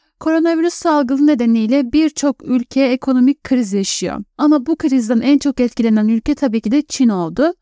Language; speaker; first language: Turkish; native; Turkish